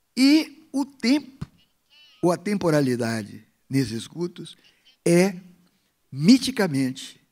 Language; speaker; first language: Portuguese; native; Portuguese